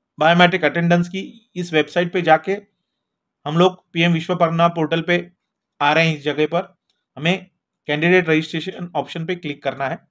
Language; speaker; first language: Hindi; non-native, local second language; Marathi